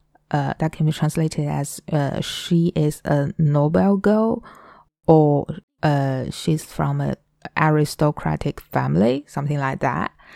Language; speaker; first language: English; non-native, fluent; Chinese